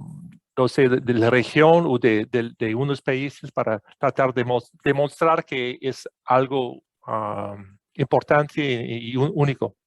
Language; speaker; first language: Spanish; non-native, fluent; English